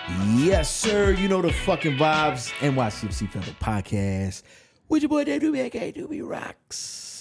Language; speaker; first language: English; native; English